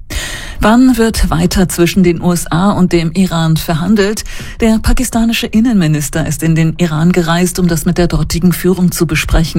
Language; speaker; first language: German; native; German